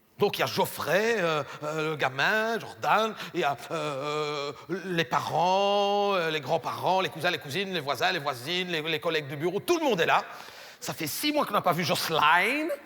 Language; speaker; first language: French; native; French